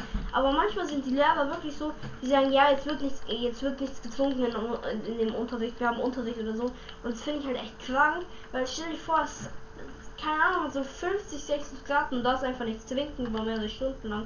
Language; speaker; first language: German; native; German